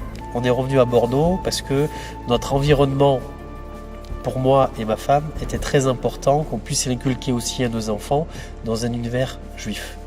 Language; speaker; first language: French; native; French